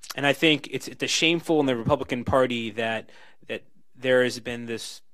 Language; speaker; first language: English; native; English